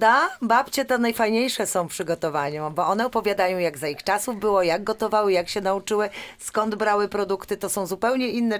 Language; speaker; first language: Polish; native; Polish